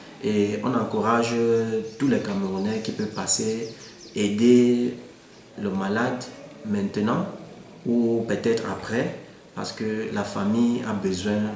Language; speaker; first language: French; non-native, local second language; English